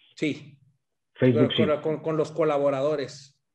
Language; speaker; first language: Spanish; native; Spanish